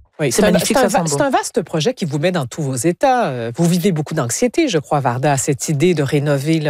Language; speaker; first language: French; native; French